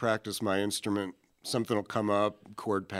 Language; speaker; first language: English; native; English